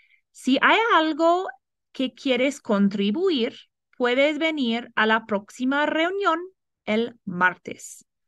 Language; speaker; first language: Spanish; non-native, fluent; English